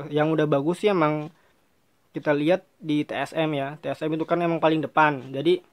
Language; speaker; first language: Indonesian; native; Indonesian